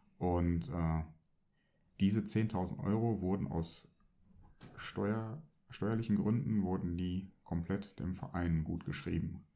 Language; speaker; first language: German; early bilingual, other home language; Turkish